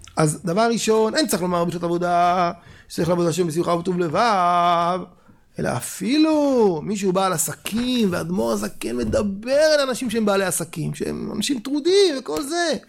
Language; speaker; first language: Hebrew; native; Hebrew